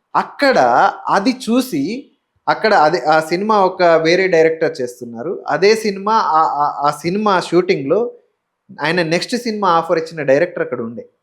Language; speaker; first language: Telugu; native; Telugu